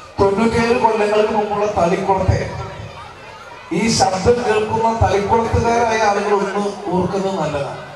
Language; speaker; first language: Malayalam; native; Malayalam